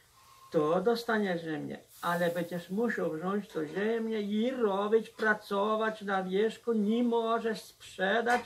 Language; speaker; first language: Polish; early bilingual, heritage; Polish